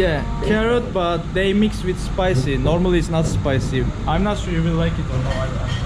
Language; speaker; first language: English; non-native, fluent; Turkish